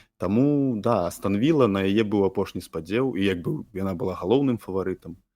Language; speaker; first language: Belarusian; non-native, local second language; Russian